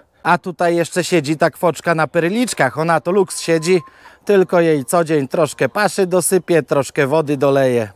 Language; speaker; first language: Polish; native; Polish